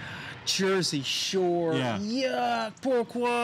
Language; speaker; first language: French; non-native, learner; English